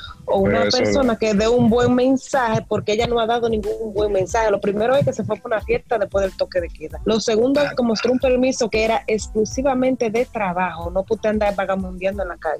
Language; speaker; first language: Spanish; native; Spanish